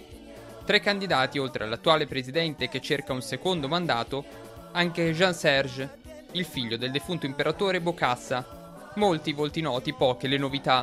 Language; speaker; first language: Italian; native; Italian